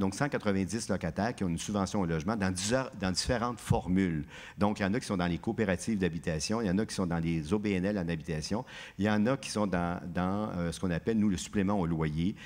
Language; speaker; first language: French; native; French